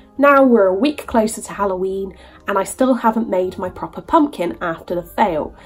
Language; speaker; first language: English; native; English